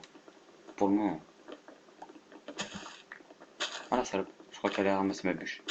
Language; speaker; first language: French; native; French